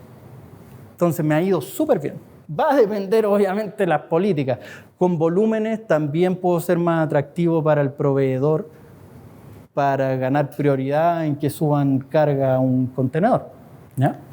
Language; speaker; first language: Spanish; native; Spanish